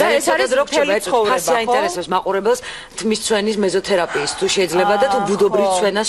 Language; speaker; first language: Georgian; native; Georgian